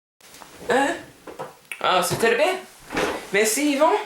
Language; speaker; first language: French; non-native, learner; English